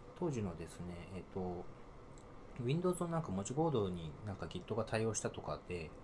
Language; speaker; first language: Japanese; native; Japanese